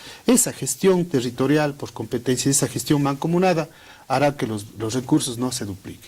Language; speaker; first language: Spanish; native; Spanish